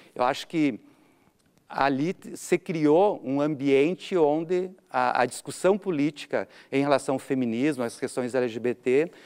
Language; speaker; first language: Portuguese; native; Portuguese